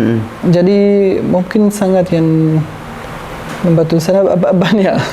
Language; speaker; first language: Indonesian; non-native, learner; Arabic